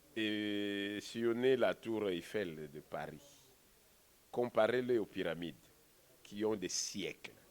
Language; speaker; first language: French; non-native, local second language; Kongo